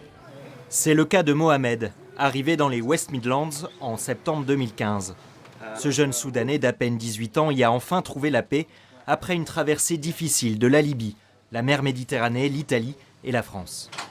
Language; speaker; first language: French; native; French